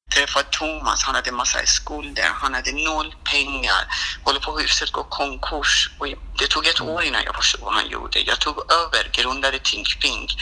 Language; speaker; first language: Swedish; non-native, fluent; Persian